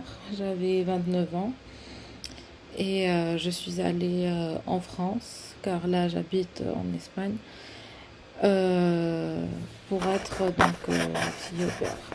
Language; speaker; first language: French; non-native, fluent; Spanish